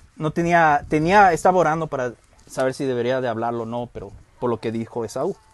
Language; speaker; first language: Spanish; early bilingual, heritage; Spanish